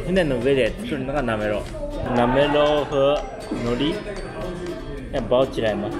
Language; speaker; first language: Chinese; non-native, fluent; Japanese